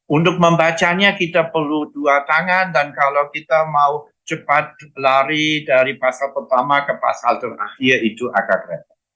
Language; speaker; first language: Indonesian; non-native, fluent; German